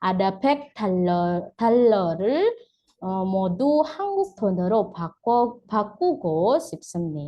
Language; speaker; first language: Korean; non-native, fluent; Indonesian